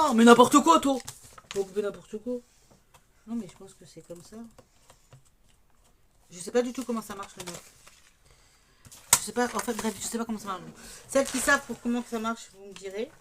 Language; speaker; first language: French; native; French